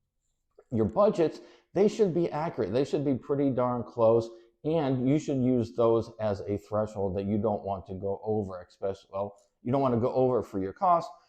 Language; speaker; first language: English; native; English